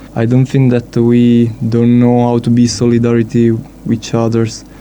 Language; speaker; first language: English; non-native, fluent; Italian